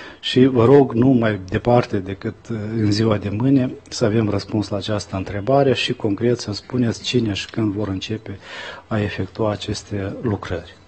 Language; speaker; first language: Romanian; native; Romanian